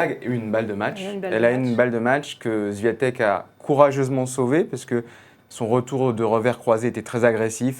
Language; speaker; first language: French; native; French